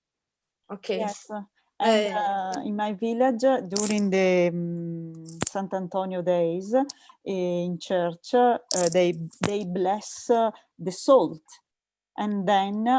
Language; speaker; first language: English; non-native, learner; Italian